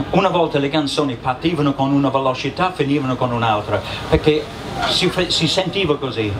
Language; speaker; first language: Italian; non-native, fluent; English